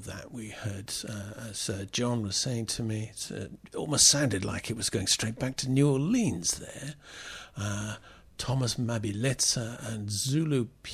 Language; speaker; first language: English; native; English